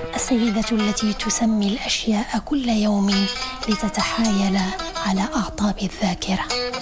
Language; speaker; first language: Arabic; native; Arabic